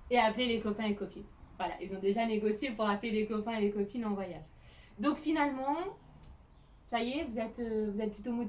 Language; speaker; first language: French; native; French